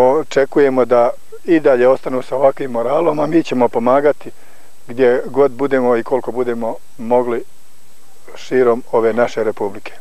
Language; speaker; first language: Croatian; native; Croatian